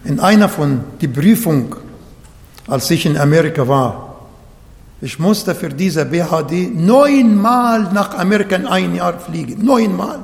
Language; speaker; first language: German; non-native, fluent; Arabic